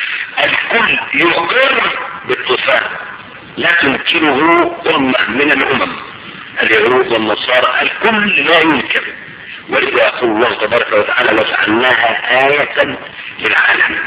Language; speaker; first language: Arabic; native; Arabic